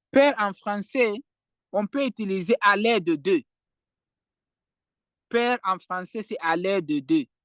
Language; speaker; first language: French; non-native, fluent; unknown